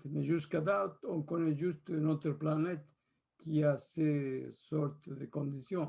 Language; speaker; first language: French; non-native, fluent; Spanish